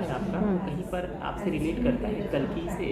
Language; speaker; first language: Hindi; native; Hindi